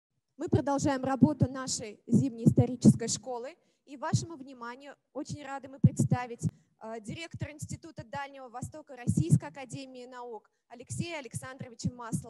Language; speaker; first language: Russian; native; Russian